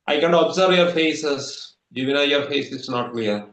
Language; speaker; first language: English; non-native, local second language; Malayalam